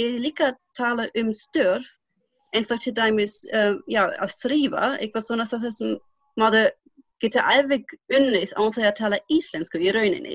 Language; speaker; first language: Icelandic; non-native, learner; German